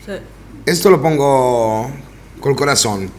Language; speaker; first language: Spanish; non-native, fluent; Italian